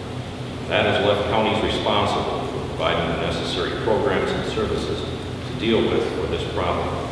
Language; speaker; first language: English; native; English